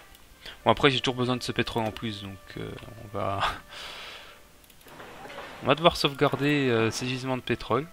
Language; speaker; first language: French; native; French